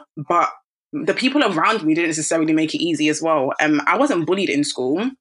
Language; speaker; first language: English; early bilingual, other home language; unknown